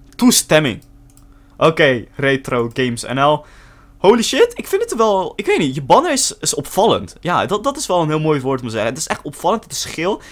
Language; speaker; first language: Dutch; early bilingual, other home language; Turkish